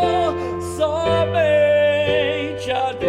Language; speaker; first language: Portuguese; native; Portuguese